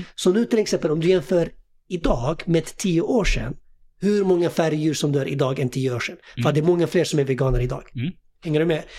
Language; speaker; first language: Swedish; early bilingual, other home language; Assyrian Neo-Aramaic